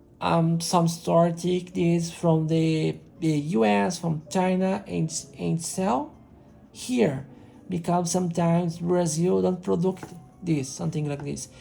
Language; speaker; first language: English; non-native, learner; Portuguese